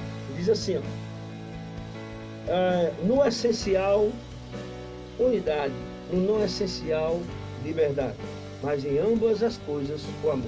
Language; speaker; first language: Portuguese; native; Portuguese